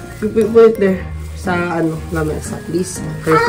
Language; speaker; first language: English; non-native, local second language; Filipino